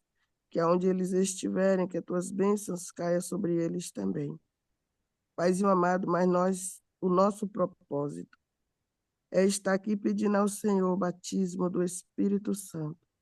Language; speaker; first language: Portuguese; native; Portuguese